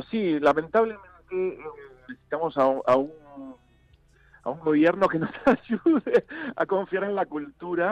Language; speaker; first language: Spanish; native; Spanish